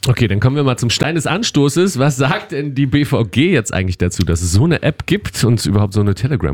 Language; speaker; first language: German; native; German